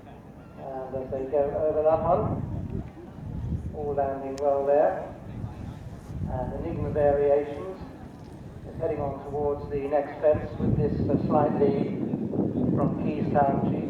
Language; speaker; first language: English; native; English